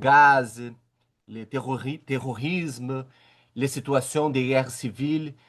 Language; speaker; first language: French; non-native, learner; Portuguese